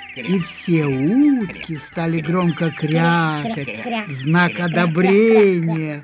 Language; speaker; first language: Russian; native; Russian